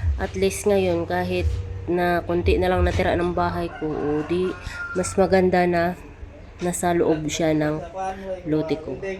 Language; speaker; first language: Filipino; non-native, local second language; Cebuano